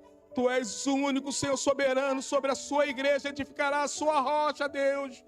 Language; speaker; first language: Portuguese; native; Portuguese